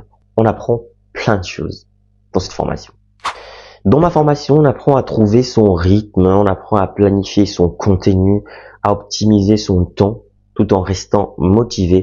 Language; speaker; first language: French; native; French